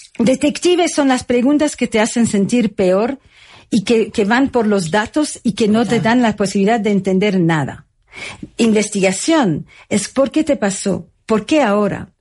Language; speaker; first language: Spanish; non-native, fluent; French